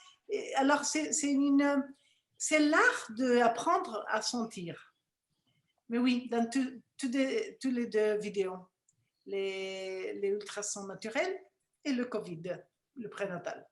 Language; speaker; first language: French; non-native, fluent; Spanish